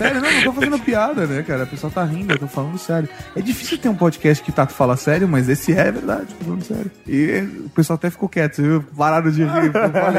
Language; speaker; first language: Portuguese; native; Portuguese